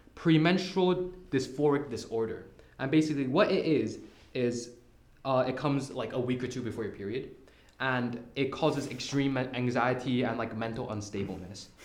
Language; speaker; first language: English; non-native, local second language; Cantonese